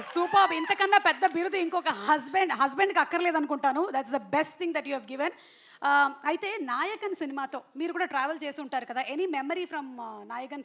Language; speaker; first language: Telugu; non-native, local second language; Tamil